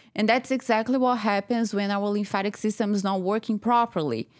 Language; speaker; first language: English; non-native, fluent; Portuguese